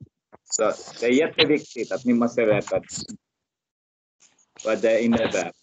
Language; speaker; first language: Swedish; non-native, fluent; Arabic